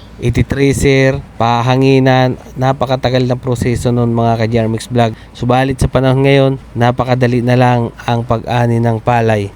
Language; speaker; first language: Filipino; non-native, local second language; Bikol